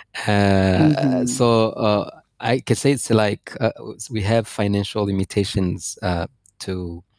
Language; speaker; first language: English; non-native, fluent; Rundi